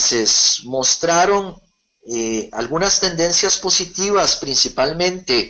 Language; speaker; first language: Spanish; native; Spanish